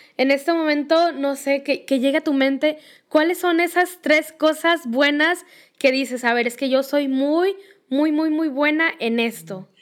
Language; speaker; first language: Spanish; native; Spanish